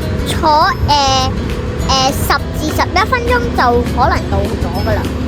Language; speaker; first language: Chinese; native; Chinese